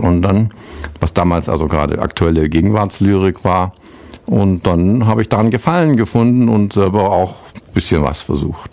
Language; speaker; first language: German; native; German